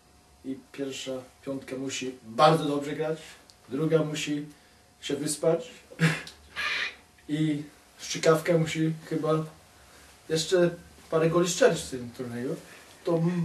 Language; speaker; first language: Polish; non-native, learner; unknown